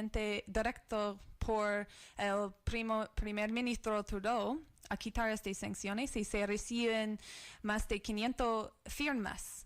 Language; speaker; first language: Spanish; non-native, learner; English